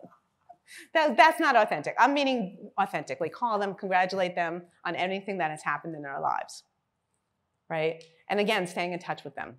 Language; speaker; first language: English; native; English